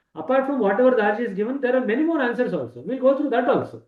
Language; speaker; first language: English; non-native, local second language; Kannada